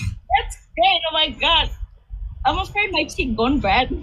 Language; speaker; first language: English; non-native, learner; Indonesian